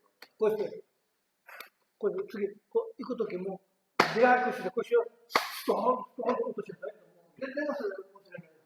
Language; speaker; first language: Japanese; native; Japanese